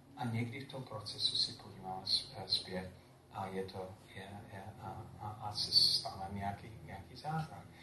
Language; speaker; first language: Czech; non-native, fluent; English